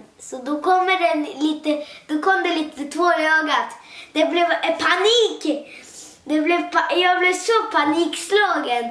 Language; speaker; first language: Swedish; non-native, local second language; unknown